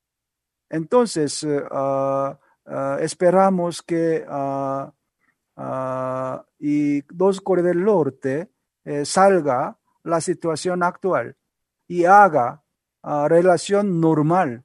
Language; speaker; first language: Spanish; non-native, learner; Korean